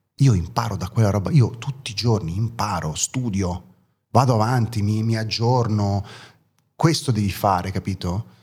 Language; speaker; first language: Italian; early bilingual, other home language; German